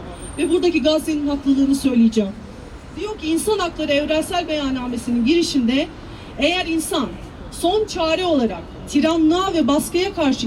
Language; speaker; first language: Turkish; native; Turkish